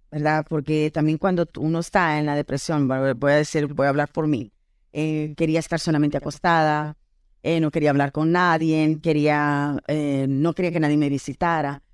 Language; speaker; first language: Spanish; early bilingual, heritage; Spanish